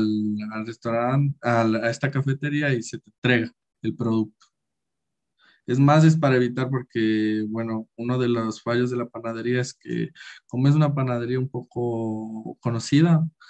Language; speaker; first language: Spanish; native; Spanish